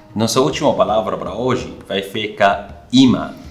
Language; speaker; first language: Portuguese; non-native, learner; Arabic